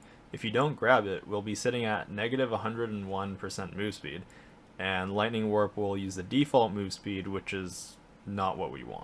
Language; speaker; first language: English; native; English